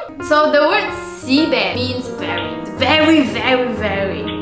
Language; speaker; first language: English; non-native, local second language; Chinese